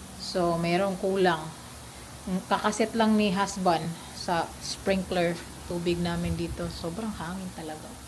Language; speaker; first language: Filipino; non-native, local second language; Cebuano